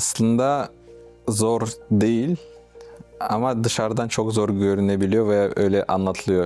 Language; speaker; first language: Turkish; non-native, fluent; Russian